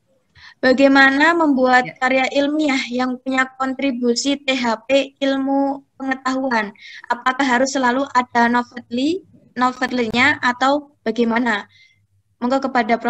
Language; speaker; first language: Indonesian; native; Indonesian